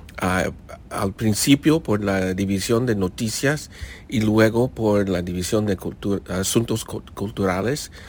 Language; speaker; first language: Spanish; early bilingual, heritage; English